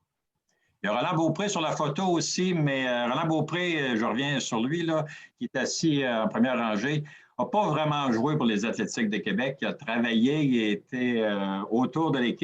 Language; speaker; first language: French; native; French